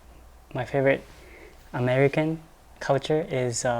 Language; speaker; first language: English; non-native, learner; Japanese